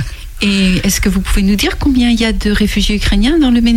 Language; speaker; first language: French; native; French